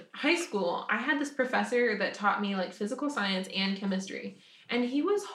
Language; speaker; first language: English; native; English